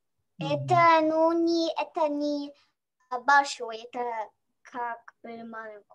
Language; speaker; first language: Russian; early bilingual, heritage; Russian